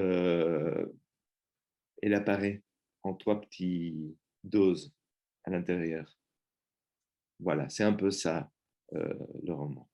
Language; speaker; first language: French; non-native, fluent; Spanish